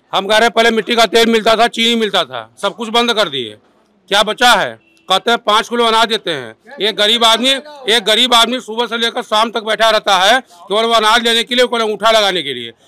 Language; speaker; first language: Hindi; native; Hindi